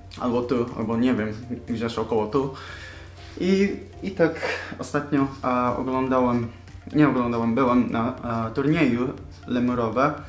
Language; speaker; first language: Polish; non-native, learner; Japanese